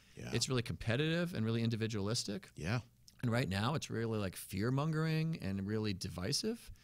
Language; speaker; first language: English; native; English